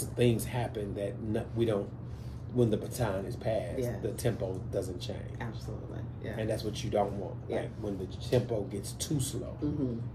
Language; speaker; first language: English; native; English